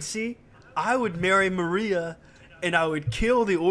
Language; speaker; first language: English; native; English